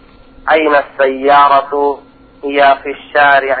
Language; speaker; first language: Arabic; non-native, learner; Indonesian